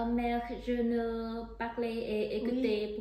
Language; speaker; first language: French; non-native, learner; Vietnamese